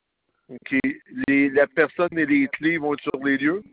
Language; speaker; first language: French; native; French